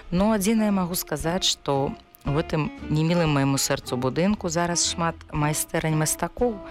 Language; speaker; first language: Belarusian; non-native, local second language; Russian